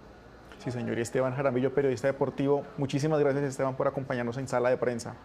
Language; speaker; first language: Spanish; native; Spanish